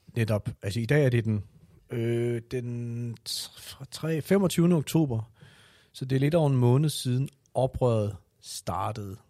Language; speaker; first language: Danish; native; Danish